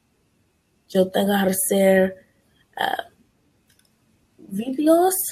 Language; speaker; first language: Spanish; non-native, learner; English